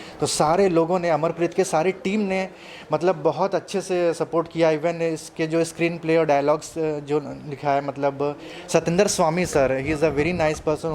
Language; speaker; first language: Hindi; non-native, local second language; Telugu